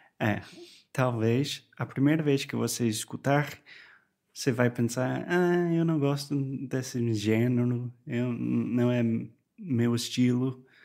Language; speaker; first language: Portuguese; non-native, fluent; English